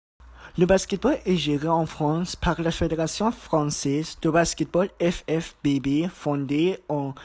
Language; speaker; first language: French; non-native, learner; German